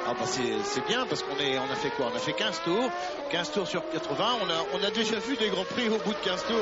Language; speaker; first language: French; native; French